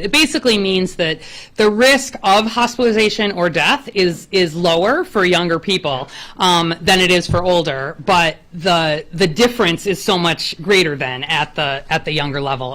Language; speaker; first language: English; native; English